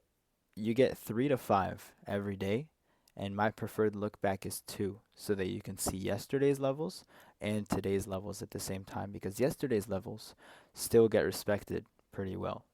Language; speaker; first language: English; native; English